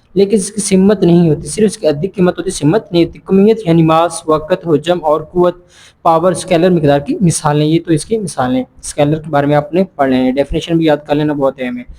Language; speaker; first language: Urdu; non-native, local second language; Punjabi